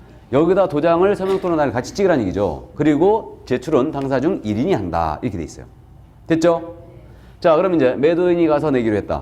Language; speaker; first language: Korean; native; Korean